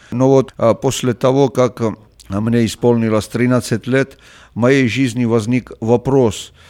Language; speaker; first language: Russian; non-native, local second language; Georgian